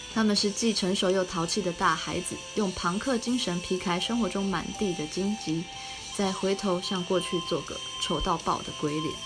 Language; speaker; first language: Chinese; non-native, local second language; Min Nan Chinese